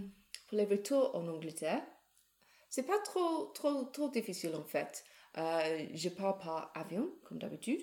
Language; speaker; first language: French; non-native, learner; English